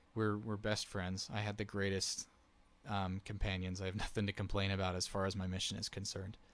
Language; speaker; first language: English; native; English